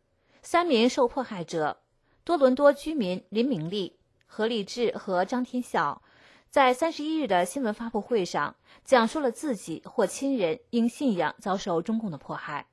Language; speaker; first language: Chinese; native; Chinese